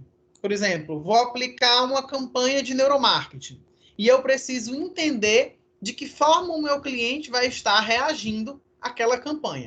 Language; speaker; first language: Portuguese; native; Portuguese